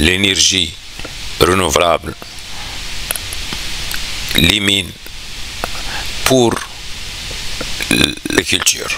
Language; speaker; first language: French; non-native, local second language; Arabic